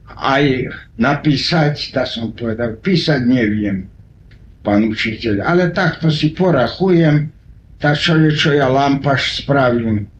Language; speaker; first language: Slovak; native; Slovak